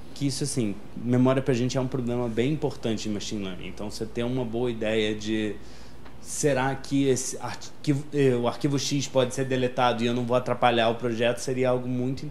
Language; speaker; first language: Portuguese; native; Portuguese